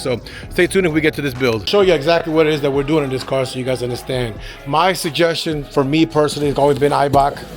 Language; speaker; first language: English; native; English